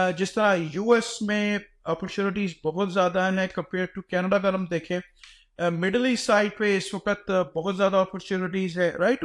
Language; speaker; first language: Urdu; native; Urdu